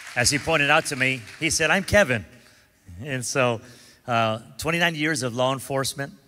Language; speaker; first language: English; native; English